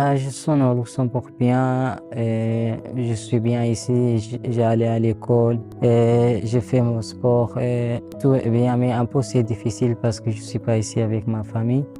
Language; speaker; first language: French; non-native, learner; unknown